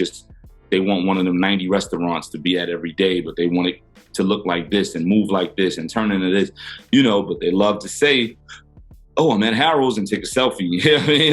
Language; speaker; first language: English; native; English